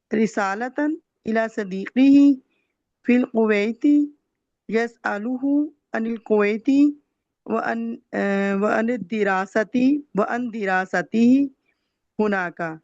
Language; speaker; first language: Arabic; non-native, learner; Urdu